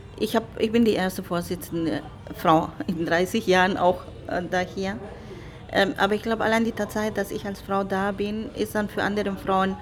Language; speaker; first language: German; non-native, fluent; Spanish